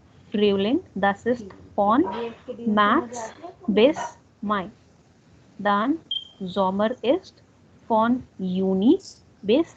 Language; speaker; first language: German; non-native, learner; Hindi